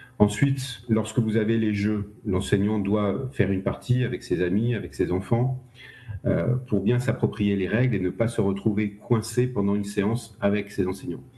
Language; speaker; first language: French; native; French